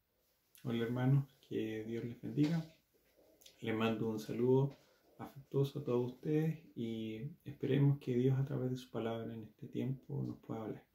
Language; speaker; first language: Spanish; native; Spanish